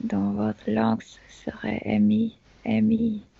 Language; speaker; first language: French; non-native, fluent; Spanish